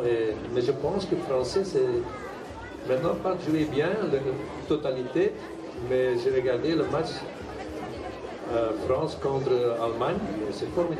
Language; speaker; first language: French; non-native, local second language; Dutch